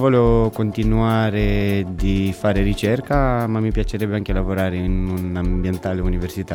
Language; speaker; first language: Italian; non-native, fluent; Romanian